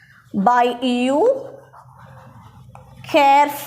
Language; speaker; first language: English; non-native, local second language; Tamil